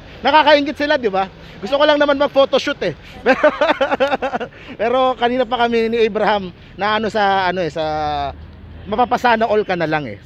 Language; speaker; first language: Filipino; native; Filipino